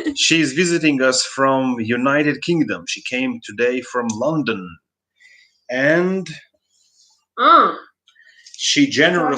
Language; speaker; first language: English; non-native, fluent; Russian